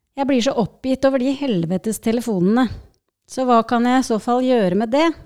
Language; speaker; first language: Norwegian; native; Norwegian